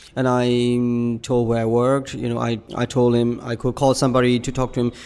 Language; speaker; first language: English; non-native, fluent; Burmese